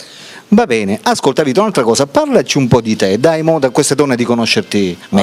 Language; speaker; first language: Italian; native; Italian